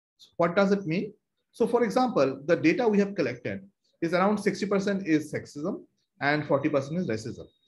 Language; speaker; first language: English; non-native, local second language; Bangla